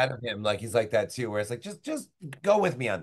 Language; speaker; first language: English; native; English